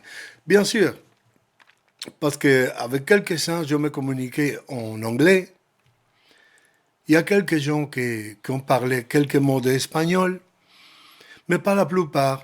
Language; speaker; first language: French; non-native, learner; Spanish